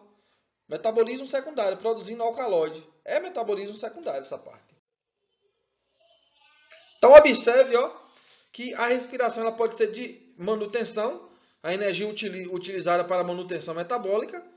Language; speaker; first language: Portuguese; native; Portuguese